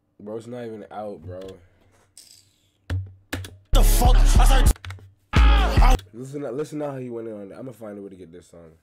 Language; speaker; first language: English; native; English